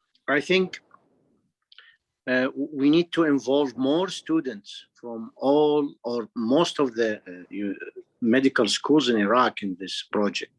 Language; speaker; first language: English; non-native, fluent; Arabic